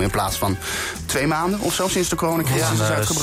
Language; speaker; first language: Dutch; native; Dutch